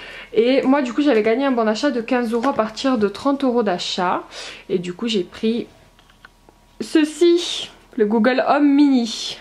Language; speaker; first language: French; native; French